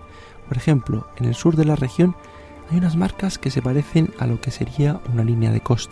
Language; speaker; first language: Spanish; native; Spanish